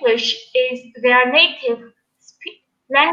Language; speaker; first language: English; non-native, learner; Vietnamese